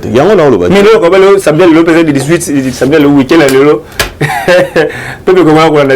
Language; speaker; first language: French; non-native, local second language; Lingala